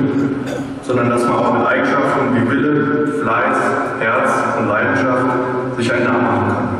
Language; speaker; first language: German; native; German